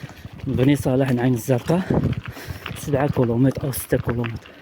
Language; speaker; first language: Arabic; native; Arabic